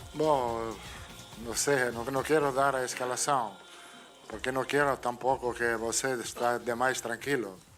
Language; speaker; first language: Portuguese; non-native, fluent; Italian